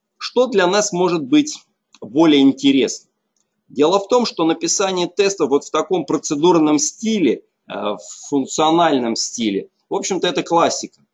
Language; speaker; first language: Russian; native; Russian